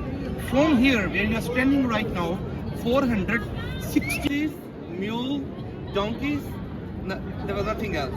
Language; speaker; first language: English; non-native, local second language; Urdu